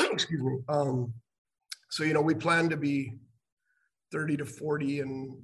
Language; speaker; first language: English; native; English